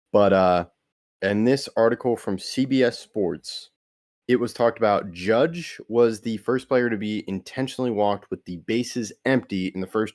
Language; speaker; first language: English; native; English